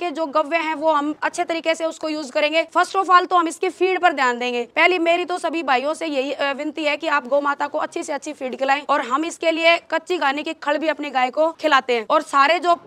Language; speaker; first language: Hindi; native; Hindi